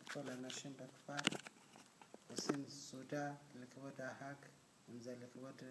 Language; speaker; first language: Hebrew; non-native, fluent; Amharic